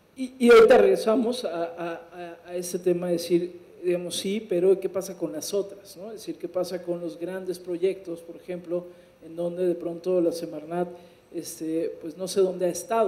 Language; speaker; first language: Spanish; native; Spanish